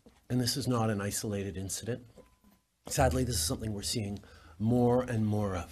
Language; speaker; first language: English; native; English